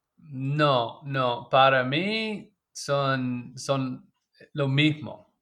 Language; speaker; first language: Spanish; non-native, learner; English